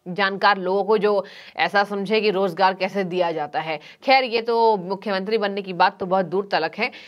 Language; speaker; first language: Hindi; native; Hindi